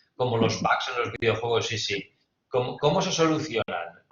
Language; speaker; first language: Spanish; non-native, local second language; Catalan